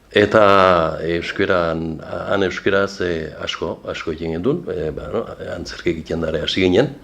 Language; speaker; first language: Basque; native; Basque